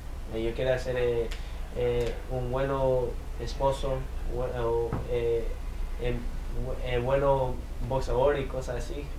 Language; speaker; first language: Spanish; early bilingual, heritage; English